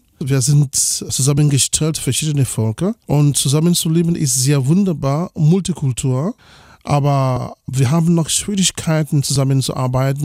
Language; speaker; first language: German; non-native, fluent; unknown